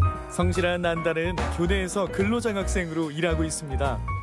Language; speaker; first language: Korean; native; Korean